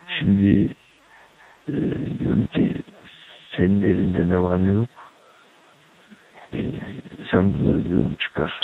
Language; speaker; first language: Turkish; native; Turkish